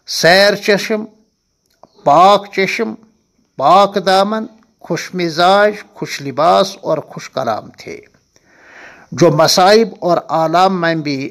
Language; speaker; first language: Urdu; non-native, local second language; Kashmiri